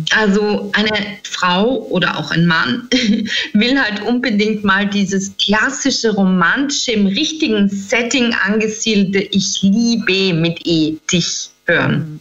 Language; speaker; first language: German; non-native, fluent; Macedonian